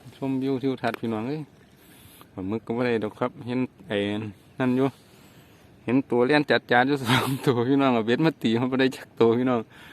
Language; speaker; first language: Thai; native; Thai